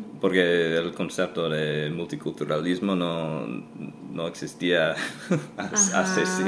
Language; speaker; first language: Spanish; non-native, fluent; English